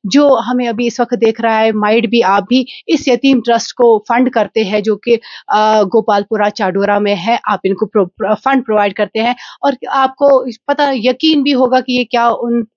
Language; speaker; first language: Hindi; non-native, local second language; Kashmiri